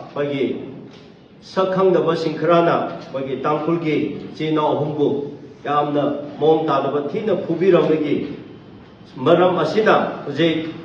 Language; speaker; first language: Manipuri; non-native, local second language; Tangkhul Naga (India)